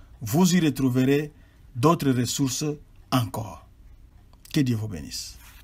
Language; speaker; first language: French; non-native, local second language; Swahili